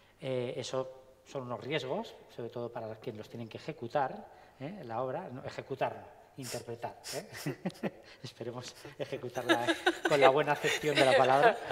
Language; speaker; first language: Spanish; native; Spanish